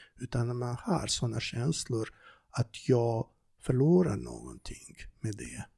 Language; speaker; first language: Swedish; non-native, fluent; Serbian